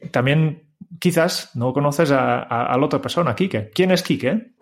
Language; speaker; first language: Spanish; non-native, fluent; Dutch